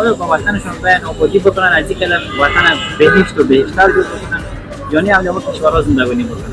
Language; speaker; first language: Persian; native; Persian